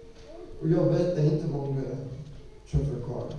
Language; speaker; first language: Swedish; non-native, learner; English